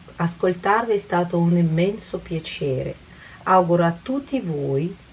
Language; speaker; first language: Italian; non-native, fluent; Russian